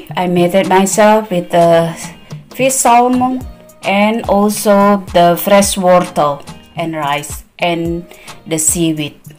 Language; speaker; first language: English; non-native, learner; Indonesian